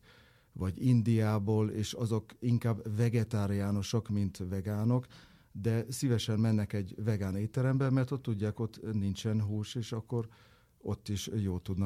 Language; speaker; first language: Hungarian; non-native, fluent; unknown